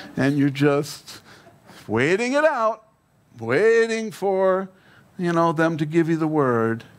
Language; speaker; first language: English; native; English